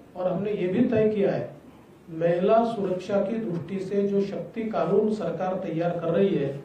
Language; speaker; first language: Hindi; non-native, local second language; Marathi